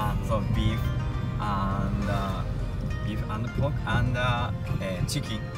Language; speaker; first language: English; non-native, learner; Japanese